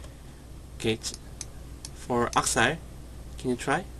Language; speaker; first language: English; non-native, learner; Korean